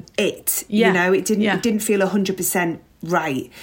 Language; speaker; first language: English; native; English